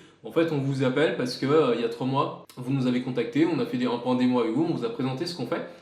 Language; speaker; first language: French; native; French